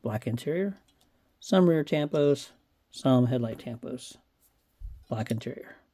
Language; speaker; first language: English; native; English